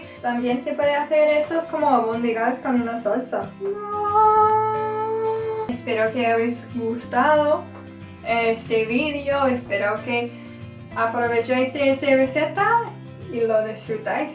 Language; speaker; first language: Spanish; non-native, fluent; English